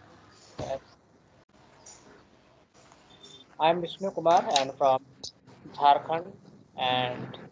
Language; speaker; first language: English; non-native, learner; Hindi